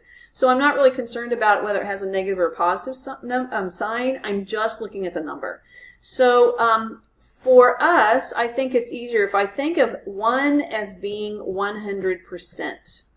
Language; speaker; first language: English; native; English